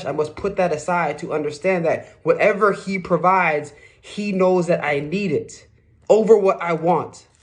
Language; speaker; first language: English; native; English